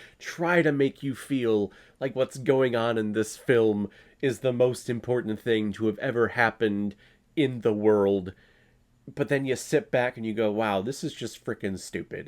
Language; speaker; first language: English; native; English